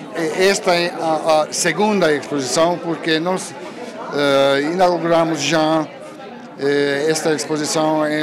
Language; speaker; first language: Portuguese; non-native, fluent; Hungarian